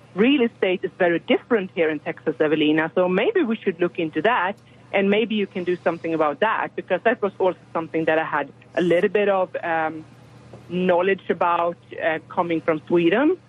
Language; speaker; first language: English; non-native, fluent; Swedish